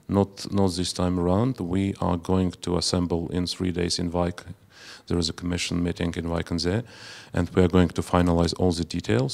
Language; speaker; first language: English; non-native, fluent; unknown